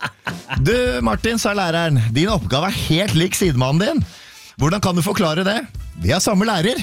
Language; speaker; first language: Norwegian; native; Norwegian